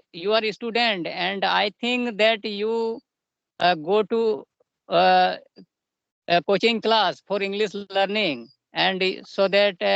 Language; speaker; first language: English; non-native, learner; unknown